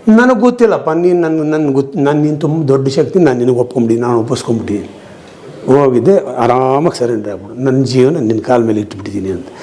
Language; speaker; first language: Kannada; non-native, local second language; Konkani